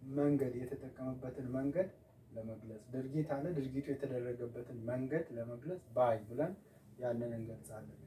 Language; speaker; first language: Amharic; native; Amharic